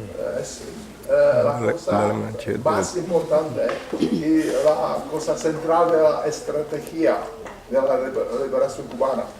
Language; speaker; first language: Spanish; non-native, learner; Czech